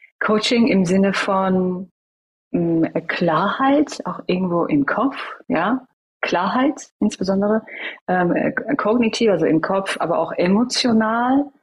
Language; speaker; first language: German; early bilingual, other home language; Persian